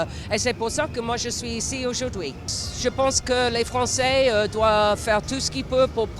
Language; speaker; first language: French; non-native, fluent; English